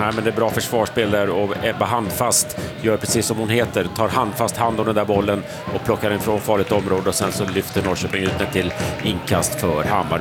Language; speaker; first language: Swedish; native; Swedish